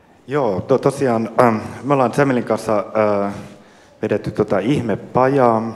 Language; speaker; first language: Finnish; native; Finnish